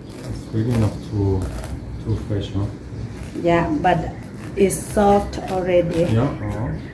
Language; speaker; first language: English; non-native, learner; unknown